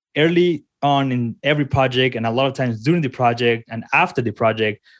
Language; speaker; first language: English; non-native, fluent; Spanish